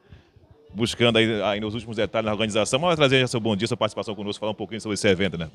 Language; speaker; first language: Portuguese; native; Portuguese